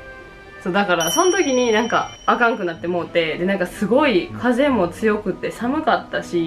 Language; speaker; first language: Japanese; native; Japanese